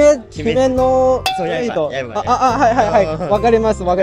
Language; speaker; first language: Japanese; non-native, learner; Chinese